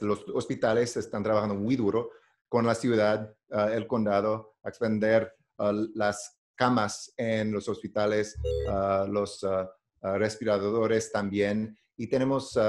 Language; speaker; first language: Spanish; non-native, learner; English